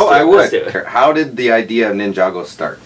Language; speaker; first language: English; native; English